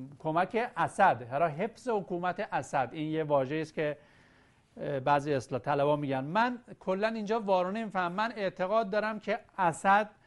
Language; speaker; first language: Persian; native; Persian